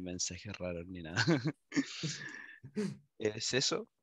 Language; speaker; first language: Spanish; native; Spanish